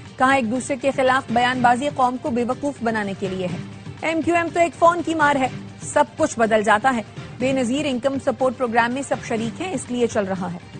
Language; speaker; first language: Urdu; native; Urdu